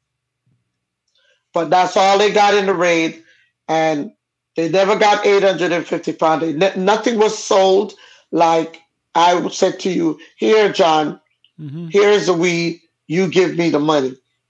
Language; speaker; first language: English; non-native, local second language; Jamaican Creole English